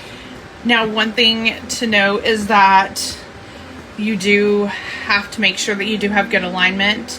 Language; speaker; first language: English; native; English